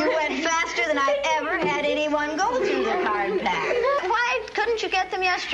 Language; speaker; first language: English; native; English